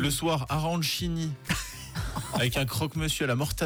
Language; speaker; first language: French; native; French